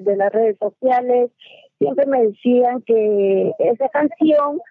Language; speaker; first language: Spanish; native; Spanish